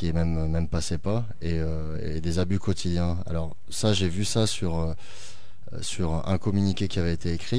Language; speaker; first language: French; native; French